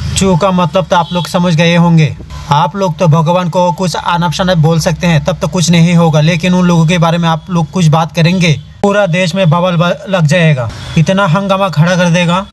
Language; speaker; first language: Hindi; non-native, local second language; Bangla